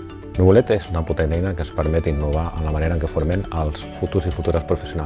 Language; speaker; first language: Catalan; native; Catalan